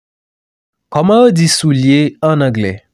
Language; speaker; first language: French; non-native, local second language; Haitian Creole